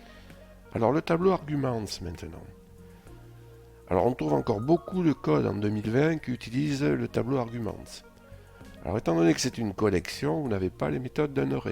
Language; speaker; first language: French; native; French